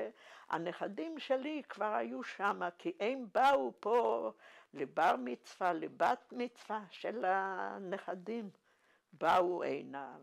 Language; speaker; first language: Hebrew; non-native, fluent; Yiddish